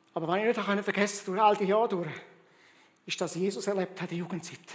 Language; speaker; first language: German; early bilingual, heritage; German